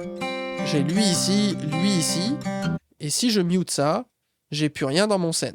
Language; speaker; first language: French; native; French